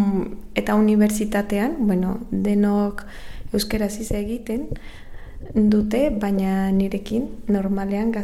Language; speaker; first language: Basque; non-native, learner; Spanish